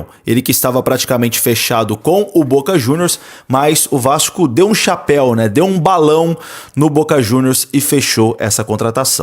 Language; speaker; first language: Portuguese; native; Portuguese